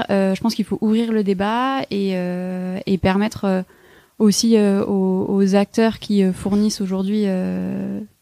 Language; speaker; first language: French; native; French